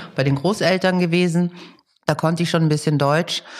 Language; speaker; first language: German; early bilingual, other home language; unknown